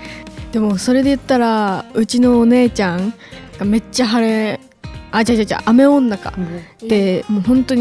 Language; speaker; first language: Japanese; native; Japanese